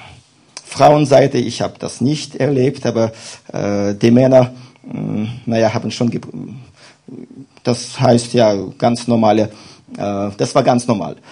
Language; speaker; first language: German; non-native, fluent; Russian